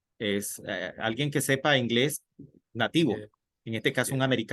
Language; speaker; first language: Spanish; native; Spanish